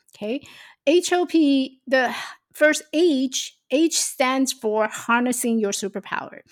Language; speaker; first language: English; non-native, fluent; Chinese